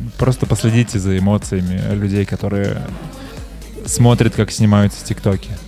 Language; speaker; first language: Russian; native; Russian